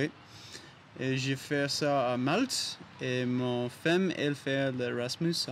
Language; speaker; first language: French; non-native, learner; English